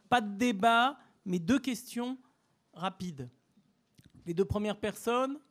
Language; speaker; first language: French; native; French